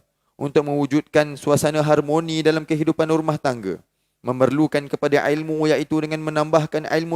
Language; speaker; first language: Malay; native; Malay